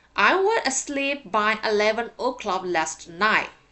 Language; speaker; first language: English; non-native, fluent; Burmese